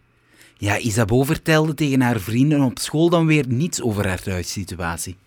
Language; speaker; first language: Dutch; native; Dutch